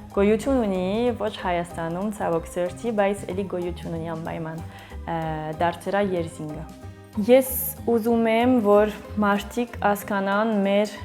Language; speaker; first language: Armenian; early bilingual, heritage; Armenian